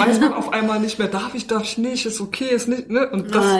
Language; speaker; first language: German; native; German